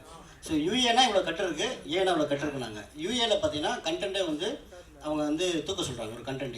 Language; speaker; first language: Tamil; native; Tamil